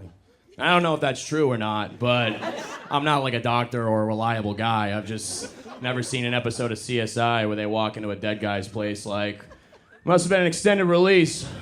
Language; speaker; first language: English; native; English